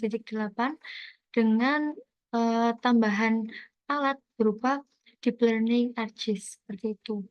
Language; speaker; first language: Indonesian; native; Indonesian